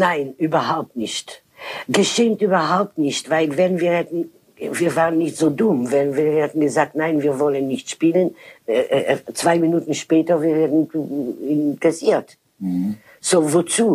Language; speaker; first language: German; non-native, fluent; French